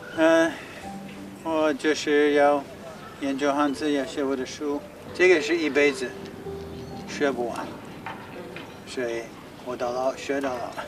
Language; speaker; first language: Chinese; non-native, learner; English